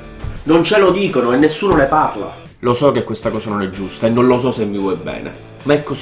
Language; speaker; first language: Italian; native; Italian